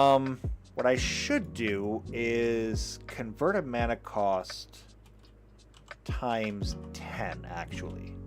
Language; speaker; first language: English; native; English